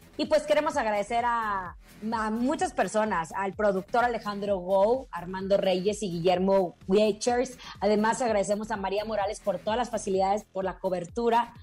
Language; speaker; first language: Spanish; native; Spanish